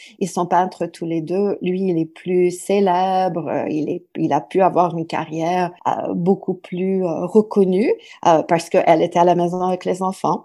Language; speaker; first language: French; non-native, local second language; English